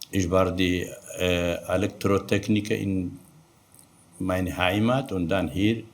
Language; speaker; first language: German; non-native, learner; Kurdish